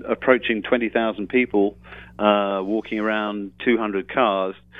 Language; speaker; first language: English; native; English